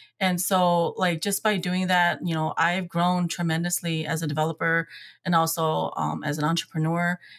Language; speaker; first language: English; early bilingual, other home language; Hmong